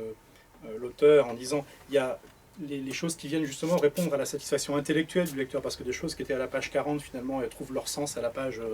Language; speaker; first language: French; native; French